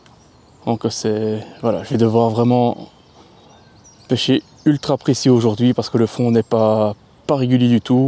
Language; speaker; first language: French; native; French